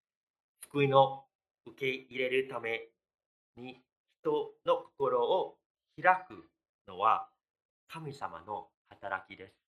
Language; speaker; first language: Japanese; non-native, fluent; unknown